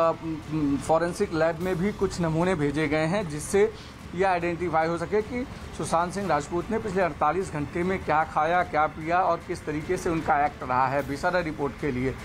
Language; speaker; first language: Hindi; native; Hindi